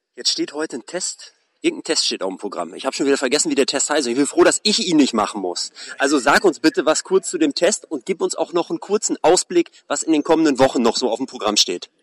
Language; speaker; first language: German; native; German